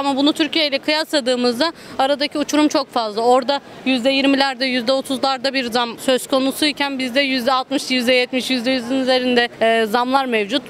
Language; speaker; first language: Turkish; early bilingual, heritage; Turkish